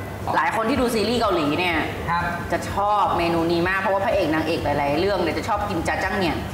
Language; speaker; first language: Thai; native; Thai